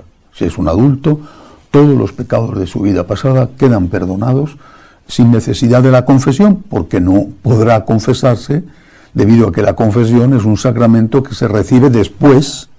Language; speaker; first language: Spanish; native; Spanish